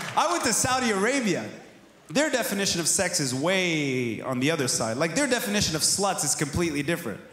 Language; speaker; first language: English; native; English